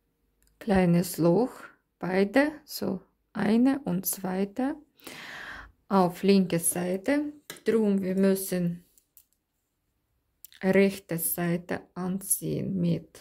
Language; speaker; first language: German; non-native, learner; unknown